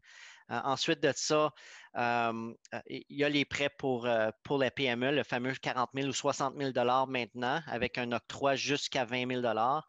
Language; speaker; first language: French; native; French